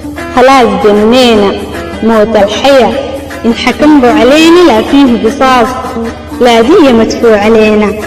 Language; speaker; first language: Arabic; native; Arabic